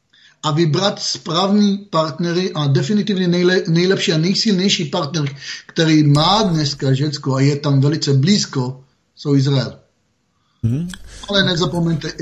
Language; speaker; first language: Czech; non-native, fluent; Hebrew